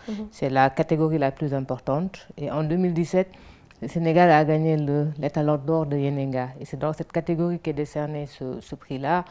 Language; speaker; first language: French; non-native, local second language; Wolof